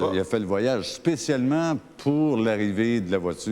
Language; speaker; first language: French; native; French